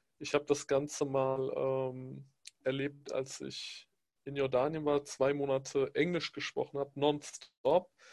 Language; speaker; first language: German; early bilingual, other home language; Pashto